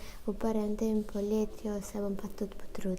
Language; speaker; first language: Slovenian; early bilingual, other home language; Albanian